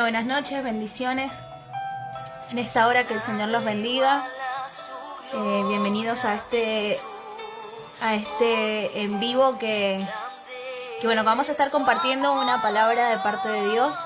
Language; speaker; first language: Spanish; native; Spanish